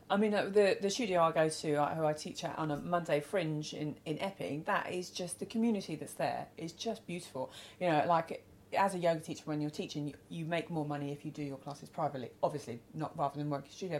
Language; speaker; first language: English; native; English